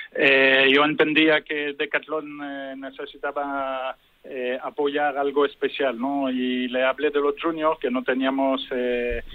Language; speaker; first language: Spanish; non-native, fluent; French